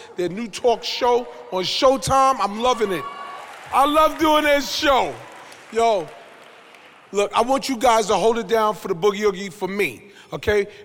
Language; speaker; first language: English; native; English